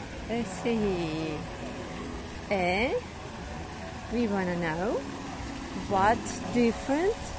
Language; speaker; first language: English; non-native, learner; Italian